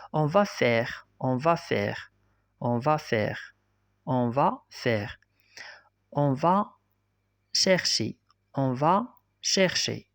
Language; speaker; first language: French; non-native, local second language; Arabic